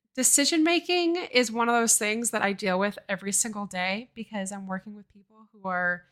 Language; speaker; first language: English; native; English